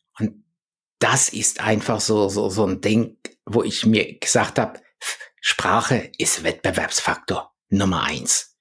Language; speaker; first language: German; early bilingual, other home language; Polish